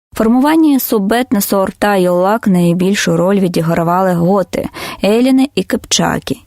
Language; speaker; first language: Ukrainian; non-native, local second language; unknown